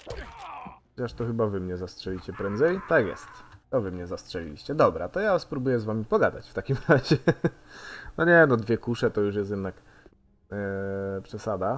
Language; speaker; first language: Polish; native; Polish